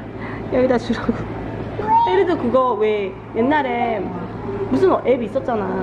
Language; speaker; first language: Korean; native; Korean